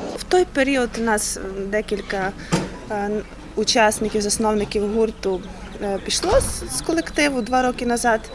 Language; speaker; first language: Ukrainian; native; Ukrainian